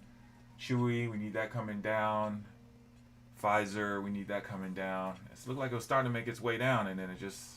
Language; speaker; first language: English; native; English